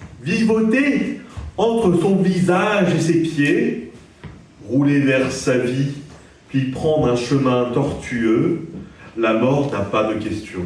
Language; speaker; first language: French; native; French